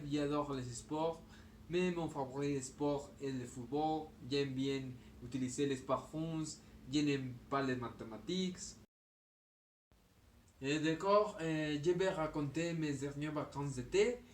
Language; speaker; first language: French; non-native, learner; Spanish